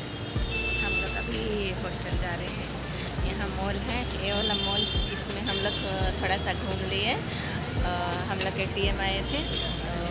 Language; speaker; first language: Hindi; non-native, local second language; Odia